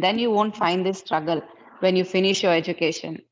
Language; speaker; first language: English; non-native, fluent; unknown